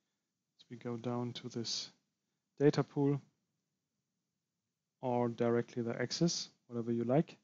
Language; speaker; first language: English; non-native, fluent; German